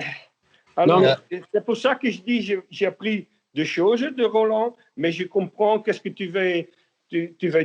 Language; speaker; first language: French; non-native, learner; Dutch